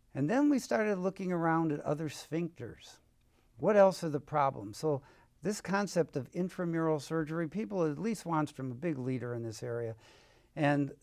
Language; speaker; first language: English; native; English